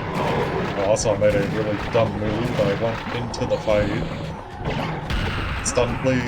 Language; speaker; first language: English; native; English